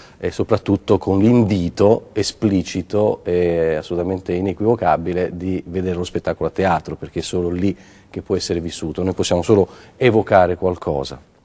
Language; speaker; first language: Italian; native; Italian